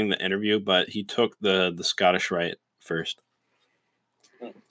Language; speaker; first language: English; native; English